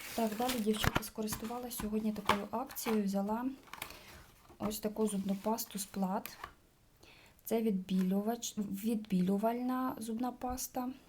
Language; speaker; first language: Ukrainian; non-native, local second language; Russian